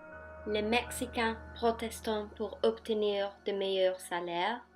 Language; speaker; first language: French; non-native, learner; Spanish